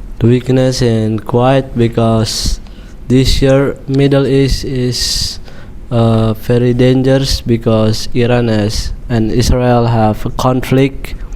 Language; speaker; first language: English; non-native, learner; Indonesian